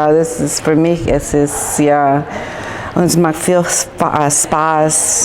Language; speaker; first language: German; non-native, learner; English